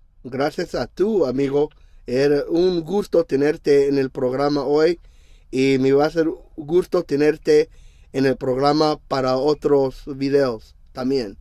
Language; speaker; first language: Spanish; non-native, learner; English